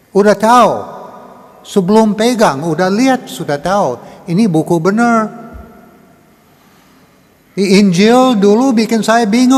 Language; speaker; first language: Indonesian; non-native, learner; English